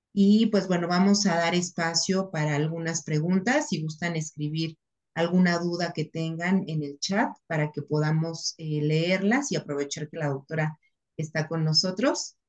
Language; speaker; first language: Spanish; native; Spanish